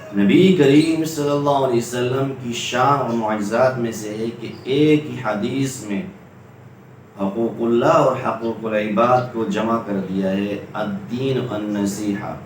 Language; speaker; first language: Urdu; non-native, local second language; Pashto